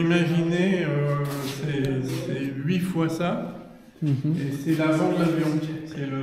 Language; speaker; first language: French; native; French